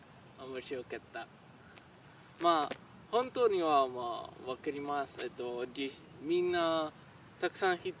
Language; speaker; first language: Japanese; non-native, learner; French